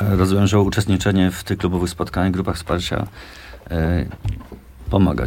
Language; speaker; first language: Polish; native; Polish